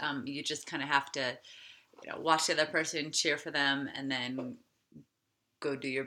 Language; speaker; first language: English; native; English